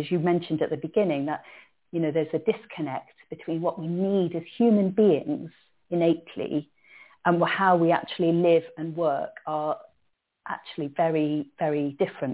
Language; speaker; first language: English; native; English